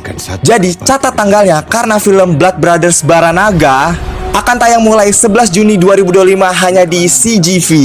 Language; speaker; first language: Indonesian; native; Indonesian